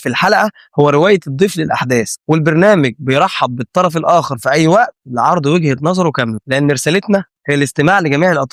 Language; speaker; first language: Arabic; native; Arabic